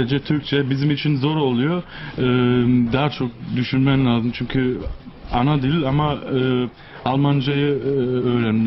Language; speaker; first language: Turkish; early bilingual, heritage; Turkish